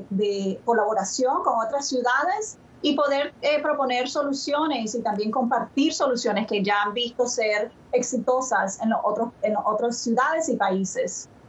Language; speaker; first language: Spanish; early bilingual, other home language; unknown